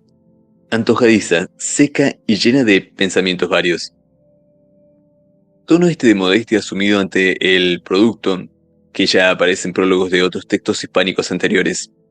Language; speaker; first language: Spanish; native; Spanish